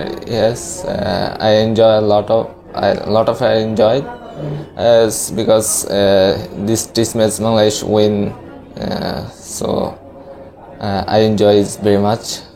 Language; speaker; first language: English; non-native, learner; Bangla